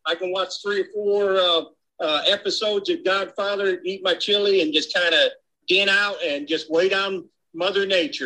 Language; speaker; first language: English; native; English